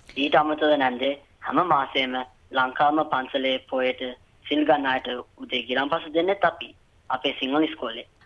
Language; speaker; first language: Sinhala; early bilingual, heritage; Sinhala